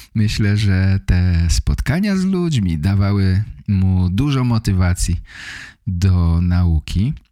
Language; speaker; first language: Polish; native; Polish